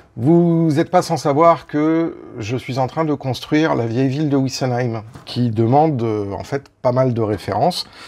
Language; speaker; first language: French; native; French